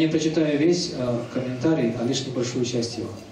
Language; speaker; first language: Russian; native; Russian